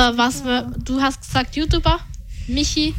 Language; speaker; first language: German; native; German